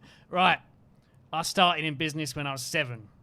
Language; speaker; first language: English; native; English